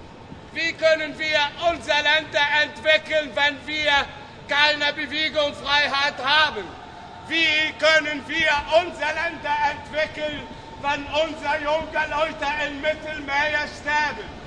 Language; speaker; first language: German; non-native, fluent; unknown